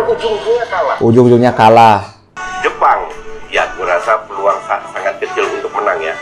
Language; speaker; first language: Indonesian; native; Indonesian